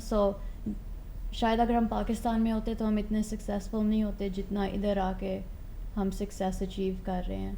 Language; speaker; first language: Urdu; early bilingual, heritage; Urdu